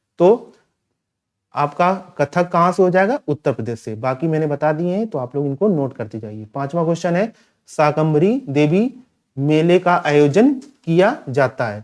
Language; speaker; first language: Hindi; native; Hindi